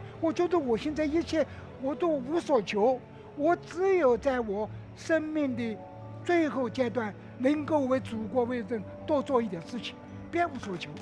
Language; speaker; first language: Chinese; native; Chinese